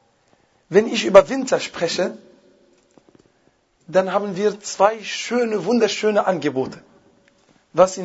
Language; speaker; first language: German; non-native, fluent; Arabic